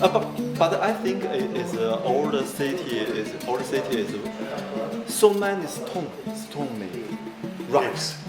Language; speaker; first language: English; non-native, learner; Chinese